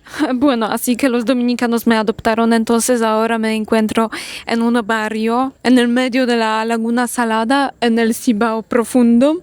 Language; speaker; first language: Spanish; non-native, fluent; Polish